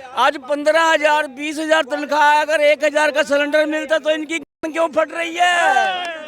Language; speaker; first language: Hindi; native; Hindi